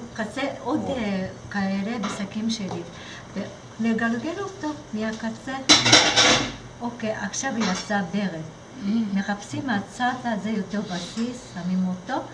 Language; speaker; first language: Hebrew; non-native, fluent; Russian